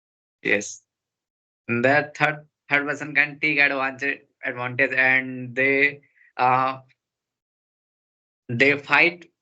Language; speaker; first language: English; non-native, learner; Hindi